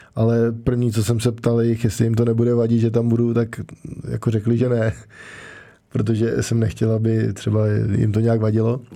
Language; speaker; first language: Czech; native; Czech